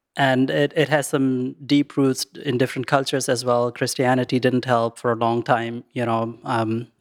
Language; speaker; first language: English; non-native, local second language; Urdu